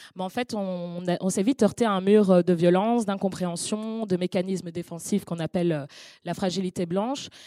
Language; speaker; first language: French; native; French